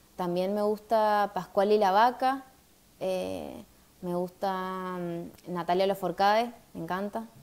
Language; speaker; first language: Spanish; native; Spanish